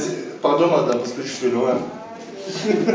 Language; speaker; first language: French; non-native, learner; Spanish